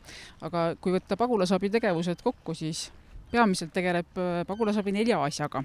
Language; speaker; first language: Estonian; native; Estonian